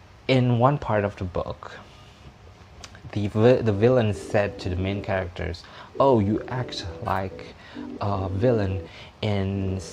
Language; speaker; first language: English; non-native, fluent; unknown